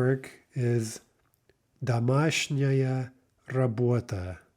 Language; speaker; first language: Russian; non-native, fluent; English